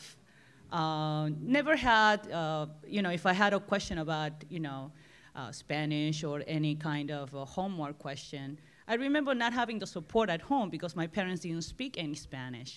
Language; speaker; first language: English; non-native, fluent; Spanish